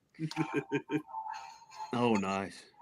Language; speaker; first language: English; native; English